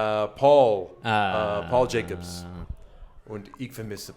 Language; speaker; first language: German; non-native, learner; English